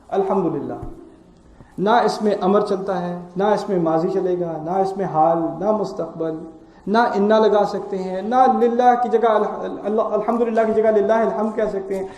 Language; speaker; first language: Urdu; early bilingual, heritage; Urdu